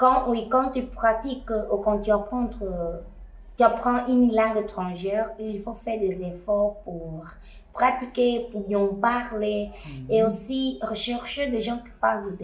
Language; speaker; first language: French; non-native, fluent; Portuguese